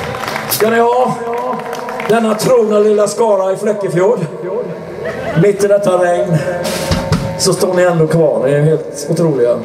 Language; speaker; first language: Swedish; native; Swedish